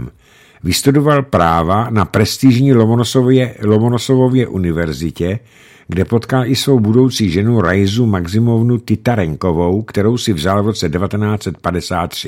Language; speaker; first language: Czech; native; Czech